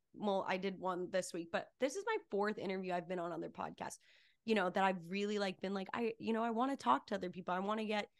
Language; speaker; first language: English; native; English